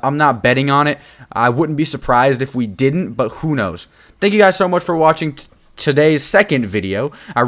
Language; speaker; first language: English; native; English